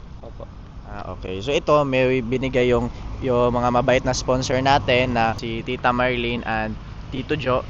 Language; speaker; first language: Filipino; non-native, local second language; Cebuano